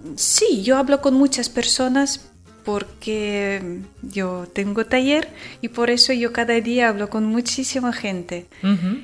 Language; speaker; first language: Spanish; non-native, learner; Ukrainian